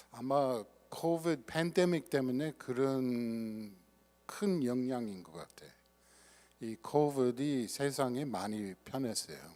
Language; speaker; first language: Korean; non-native, fluent; English